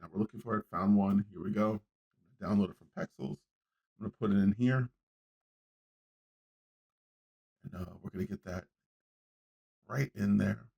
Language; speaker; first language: English; native; English